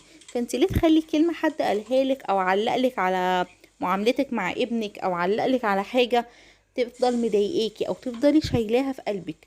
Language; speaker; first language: Arabic; native; Arabic